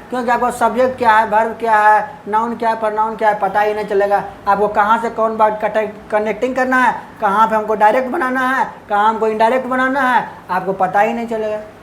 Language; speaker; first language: Hindi; native; Hindi